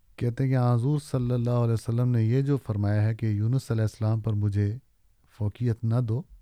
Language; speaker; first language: Urdu; native; Urdu